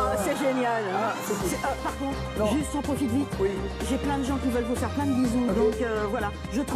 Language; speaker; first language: French; native; French